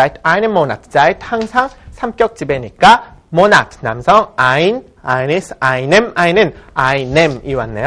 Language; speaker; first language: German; non-native, fluent; Korean